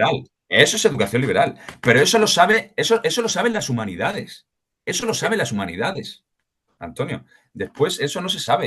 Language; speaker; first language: Spanish; native; Spanish